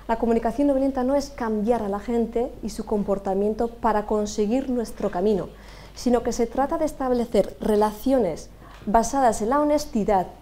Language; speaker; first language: Spanish; non-native, local second language; Basque